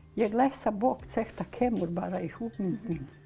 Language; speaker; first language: Icelandic; non-native, learner; Serbian